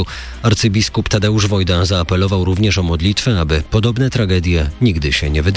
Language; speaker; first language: Polish; native; Polish